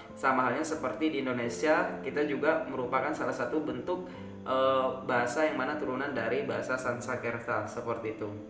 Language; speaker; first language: Indonesian; native; Indonesian